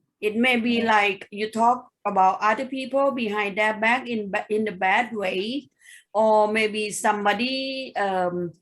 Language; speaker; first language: English; non-native, fluent; Thai